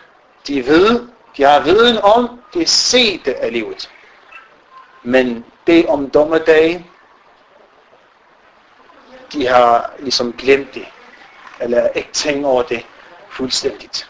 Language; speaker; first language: Danish; non-native, fluent; Arabic